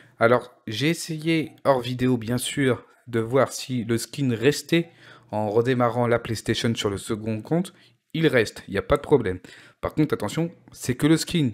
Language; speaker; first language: French; native; French